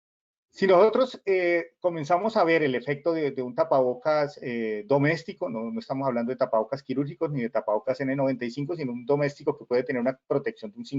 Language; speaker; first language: Spanish; native; Spanish